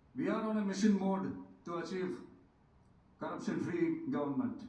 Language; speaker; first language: English; non-native, local second language; Tamil